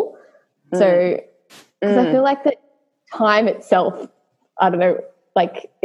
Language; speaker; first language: English; native; English